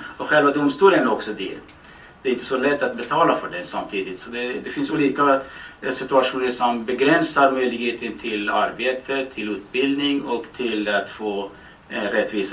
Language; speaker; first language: Swedish; non-native, fluent; Baluchi